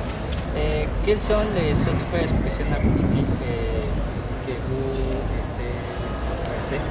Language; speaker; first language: French; non-native, learner; Spanish